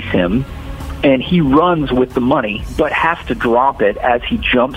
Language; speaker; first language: English; native; English